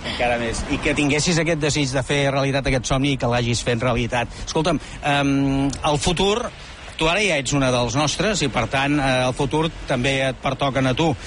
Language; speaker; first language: Catalan; native; Catalan